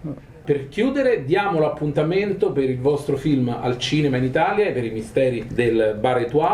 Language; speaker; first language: Italian; native; Italian